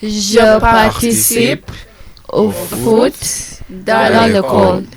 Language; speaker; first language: French; non-native, learner; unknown